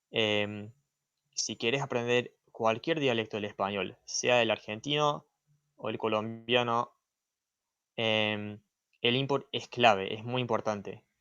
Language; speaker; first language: Spanish; non-native, fluent; English